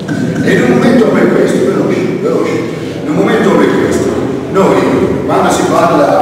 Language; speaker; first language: Italian; native; Italian